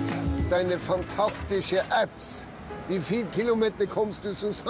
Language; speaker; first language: German; non-native, fluent; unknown